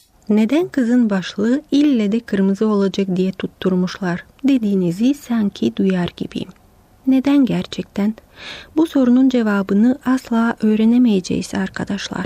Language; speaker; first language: Turkish; native; Turkish